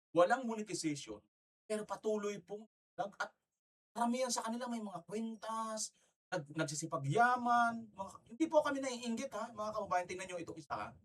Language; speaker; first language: Filipino; non-native, local second language; Waray